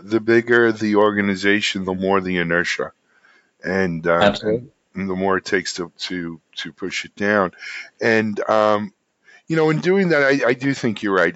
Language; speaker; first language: English; native; English